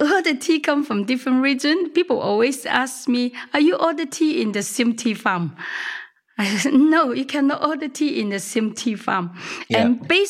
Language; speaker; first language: English; non-native, local second language; Cantonese